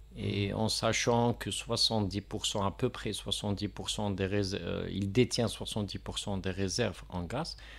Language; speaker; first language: French; non-native, local second language; Kabyle